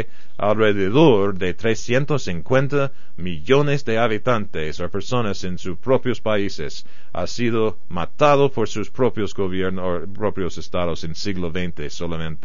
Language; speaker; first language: Spanish; non-native, fluent; English